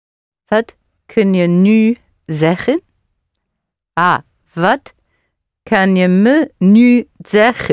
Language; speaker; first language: Dutch; non-native, learner; English